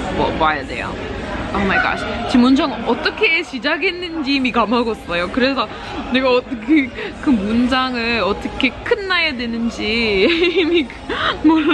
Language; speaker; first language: Korean; non-native, learner; English